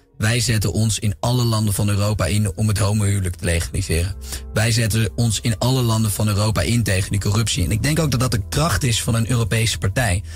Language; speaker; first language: Dutch; native; Dutch